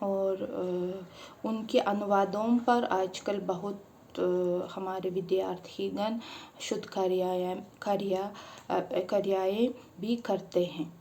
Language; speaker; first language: Hindi; non-native, fluent; Uzbek